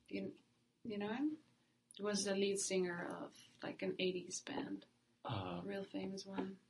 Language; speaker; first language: English; non-native, fluent; Dutch